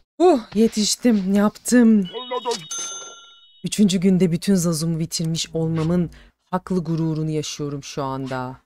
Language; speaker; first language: Turkish; native; Turkish